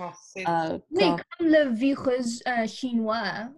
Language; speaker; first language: French; non-native, learner; English